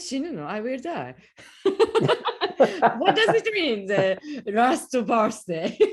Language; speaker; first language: English; non-native, learner; Japanese